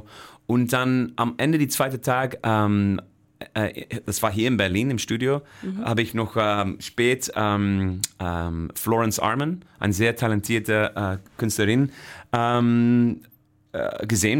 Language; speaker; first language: German; non-native, fluent; Dutch